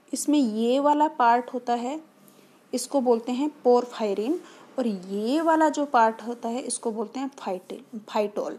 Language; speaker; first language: Hindi; native; Hindi